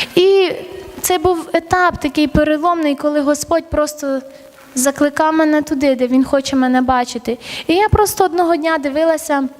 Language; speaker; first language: Ukrainian; early bilingual, other home language; Armenian